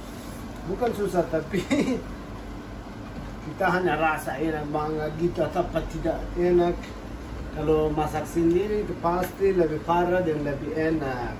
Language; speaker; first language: Indonesian; non-native, learner; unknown